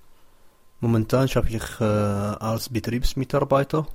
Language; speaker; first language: German; non-native, learner; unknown